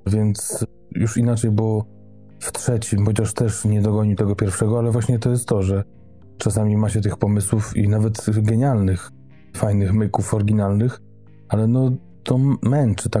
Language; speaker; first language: Polish; native; Polish